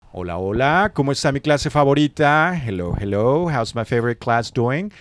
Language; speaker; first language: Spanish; native; Spanish